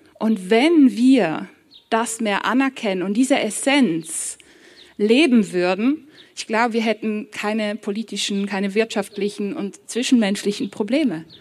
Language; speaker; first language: German; early bilingual, other home language; Polish